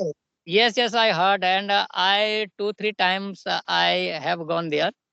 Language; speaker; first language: English; non-native, learner; Hindi